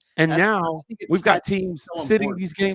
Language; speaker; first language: English; native; English